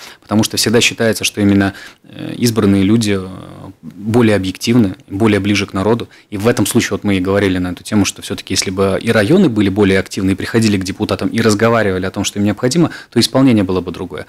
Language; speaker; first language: Russian; native; Russian